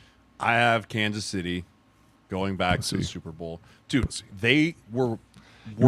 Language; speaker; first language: English; native; English